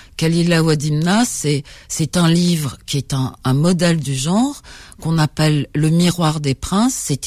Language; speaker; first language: French; native; French